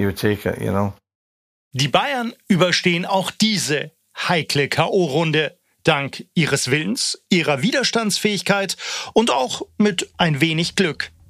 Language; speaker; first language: German; native; German